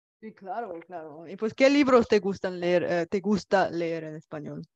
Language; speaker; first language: Spanish; non-native, fluent; Bulgarian